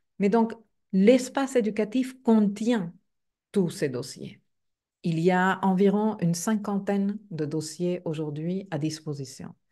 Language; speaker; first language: French; non-native, fluent; Spanish